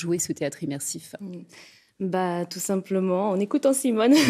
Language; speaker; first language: French; native; French